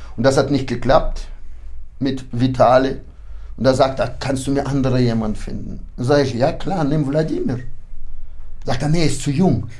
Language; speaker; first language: German; early bilingual, heritage; German